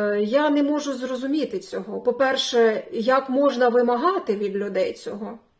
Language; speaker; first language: Ukrainian; non-native, local second language; Russian